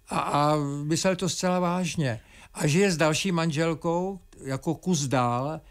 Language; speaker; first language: Czech; native; Czech